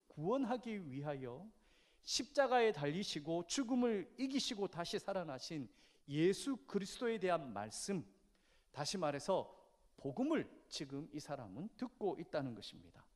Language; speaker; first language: Korean; native; Korean